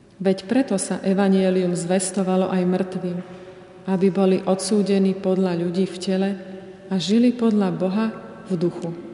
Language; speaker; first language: Slovak; native; Slovak